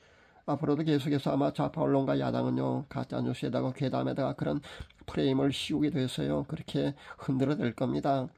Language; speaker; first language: Korean; native; Korean